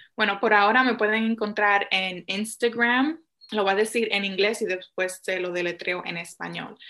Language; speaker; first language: Spanish; early bilingual, heritage; Spanish